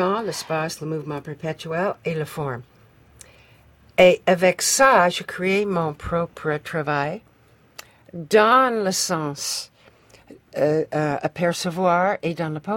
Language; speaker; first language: French; non-native, fluent; English